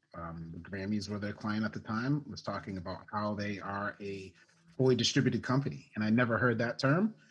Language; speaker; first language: English; native; English